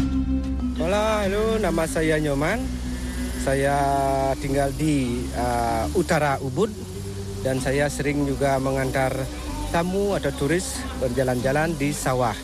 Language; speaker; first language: Indonesian; non-native, local second language; Balinese